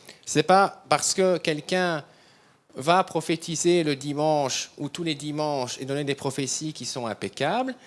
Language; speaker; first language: French; native; French